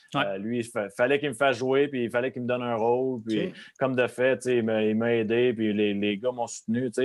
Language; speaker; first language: French; native; French